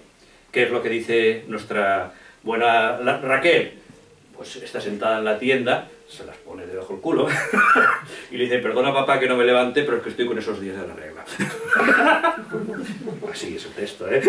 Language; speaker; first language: Spanish; native; Spanish